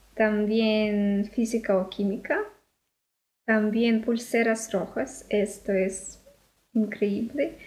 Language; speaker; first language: Spanish; non-native, fluent; Russian